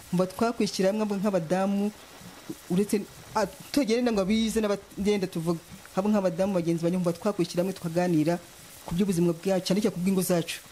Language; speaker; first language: Kinyarwanda; native; Kinyarwanda